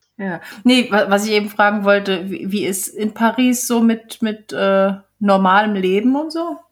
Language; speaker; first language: German; native; German